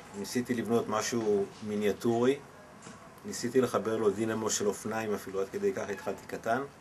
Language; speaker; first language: Hebrew; native; Hebrew